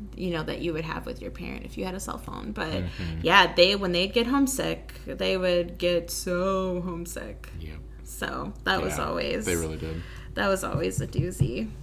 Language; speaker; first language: English; native; English